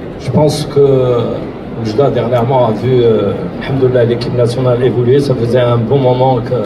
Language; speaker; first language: French; non-native, local second language; Arabic